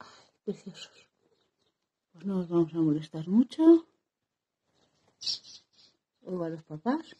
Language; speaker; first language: Spanish; native; Spanish